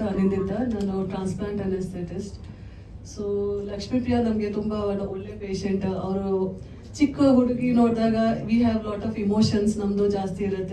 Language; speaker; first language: Kannada; non-native, fluent; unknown